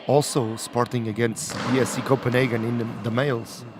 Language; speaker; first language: English; non-native, fluent; Portuguese